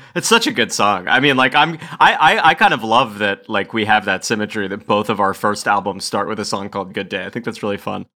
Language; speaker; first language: English; native; English